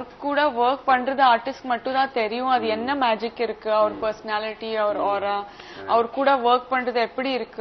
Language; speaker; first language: Tamil; non-native, fluent; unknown